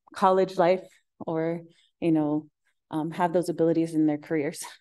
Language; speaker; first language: English; native; English